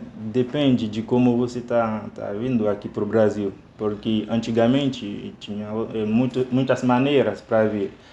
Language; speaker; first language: Portuguese; non-native, fluent; Haitian Creole